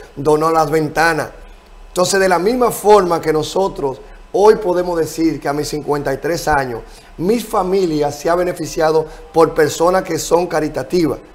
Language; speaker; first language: Spanish; native; Spanish